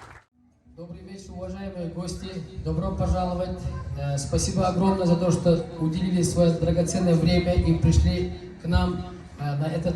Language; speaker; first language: Russian; non-native, local second language; Kyrgyz